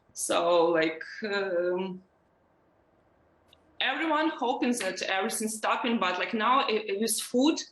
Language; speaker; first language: English; non-native, learner; Ukrainian